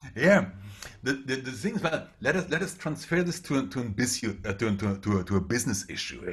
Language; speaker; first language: English; non-native, fluent; German